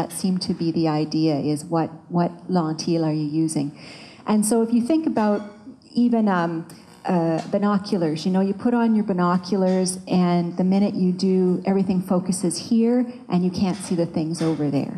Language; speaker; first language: English; early bilingual, other home language; French